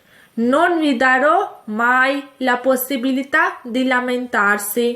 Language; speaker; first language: Italian; non-native, fluent; Urdu